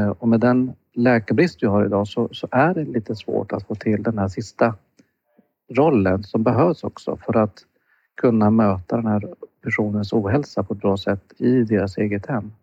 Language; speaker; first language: Swedish; native; Swedish